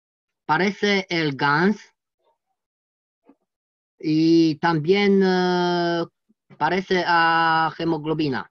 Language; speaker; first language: Spanish; non-native, learner; French